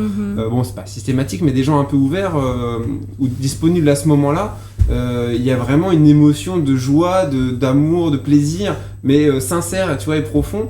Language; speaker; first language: French; native; French